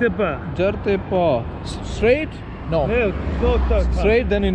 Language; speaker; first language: English; non-native, local second language; Malayalam